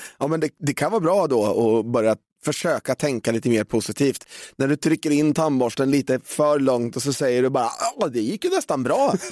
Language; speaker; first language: Swedish; native; Swedish